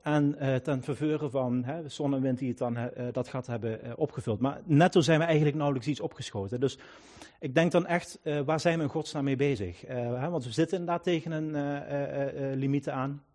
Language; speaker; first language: Dutch; native; Dutch